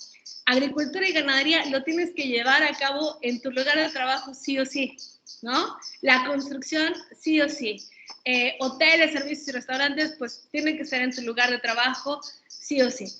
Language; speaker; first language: Spanish; native; Spanish